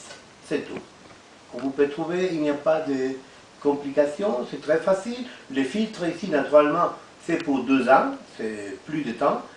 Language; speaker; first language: French; non-native, fluent; Spanish